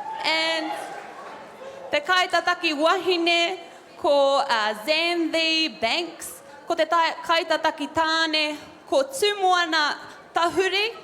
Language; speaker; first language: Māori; non-native, local second language; English